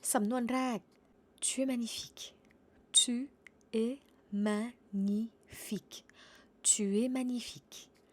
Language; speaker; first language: Thai; native; Thai